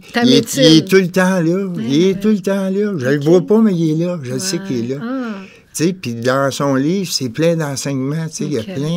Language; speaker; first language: French; native; French